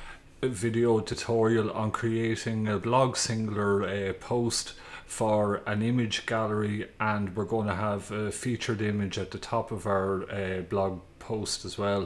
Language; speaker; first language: English; native; English